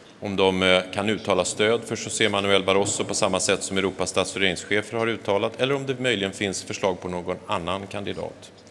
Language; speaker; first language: Swedish; native; Swedish